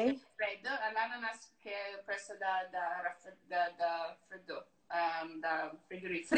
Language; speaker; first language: Italian; non-native, learner; English